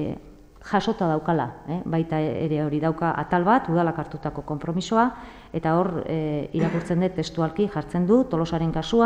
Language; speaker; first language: Basque; native; Basque